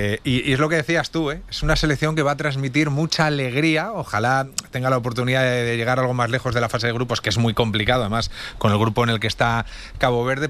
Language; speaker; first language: Spanish; native; Spanish